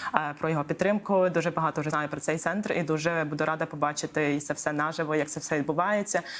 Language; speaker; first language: Ukrainian; native; Ukrainian